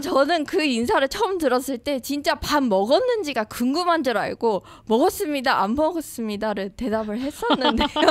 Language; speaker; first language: Korean; non-native, fluent; Japanese